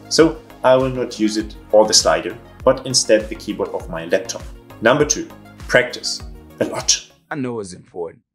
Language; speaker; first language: English; non-native, fluent; German